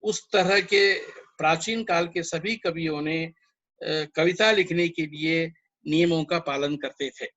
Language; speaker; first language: Hindi; non-native, local second language; Kannada